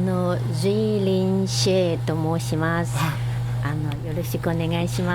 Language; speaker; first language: Japanese; non-native, fluent; Chinese